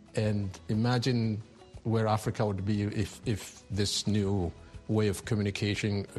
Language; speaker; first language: English; non-native, fluent; Amharic